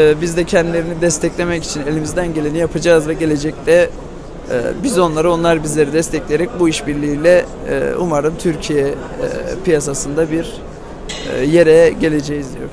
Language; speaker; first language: Turkish; native; Turkish